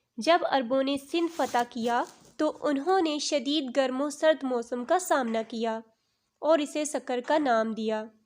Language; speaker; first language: Urdu; native; Urdu